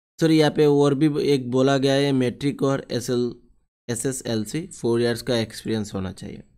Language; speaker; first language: Hindi; non-native, local second language; Bangla